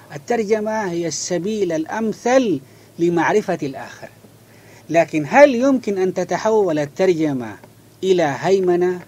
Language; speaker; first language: Arabic; non-native, fluent; Malay